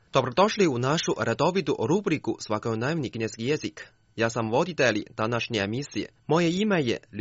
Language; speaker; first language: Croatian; non-native, fluent; Chinese